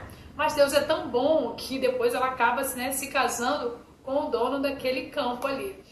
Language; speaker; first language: Portuguese; native; Portuguese